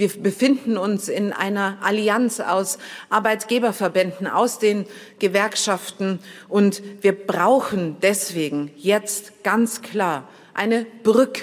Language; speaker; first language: German; native; German